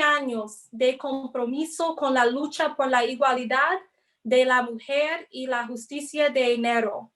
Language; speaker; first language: Spanish; non-native, fluent; English